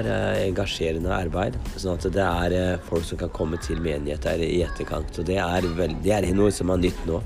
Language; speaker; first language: Norwegian; native; Norwegian